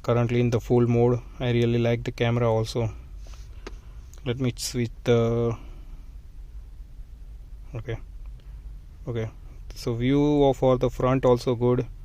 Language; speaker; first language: English; non-native, fluent; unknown